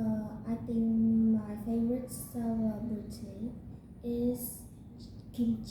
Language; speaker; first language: English; non-native, learner; Vietnamese